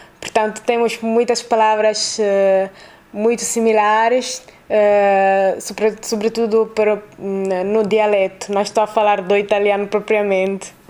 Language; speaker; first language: Portuguese; non-native, learner; Italian